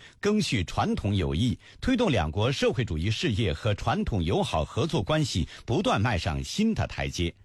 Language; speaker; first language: Chinese; native; Chinese